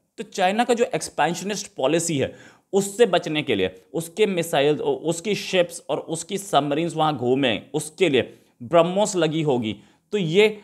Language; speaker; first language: Hindi; native; Hindi